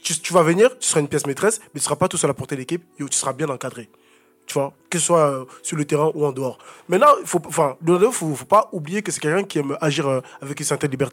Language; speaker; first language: French; native; French